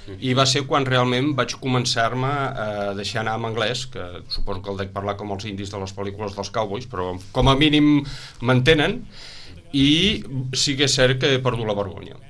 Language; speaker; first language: Catalan; native; Catalan